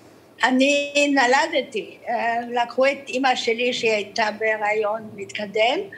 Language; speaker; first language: Hebrew; early bilingual, other home language; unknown